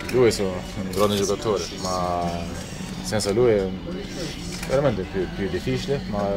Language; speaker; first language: Italian; non-native, learner; Norwegian